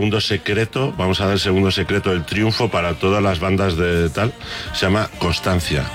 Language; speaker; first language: Spanish; native; Spanish